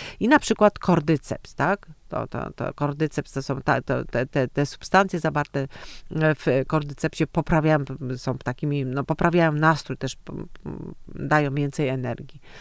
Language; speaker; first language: Polish; native; Polish